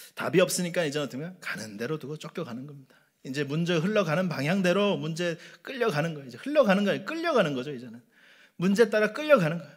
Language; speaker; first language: Korean; native; Korean